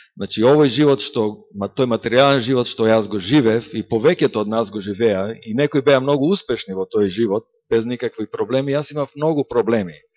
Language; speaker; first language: Macedonian; native; Macedonian